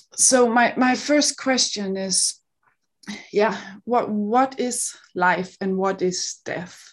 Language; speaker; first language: English; non-native, fluent; Danish